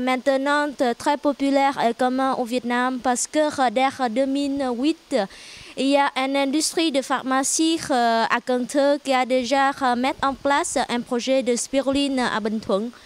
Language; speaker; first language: French; non-native, learner; Vietnamese